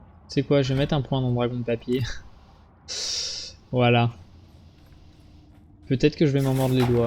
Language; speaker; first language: French; native; French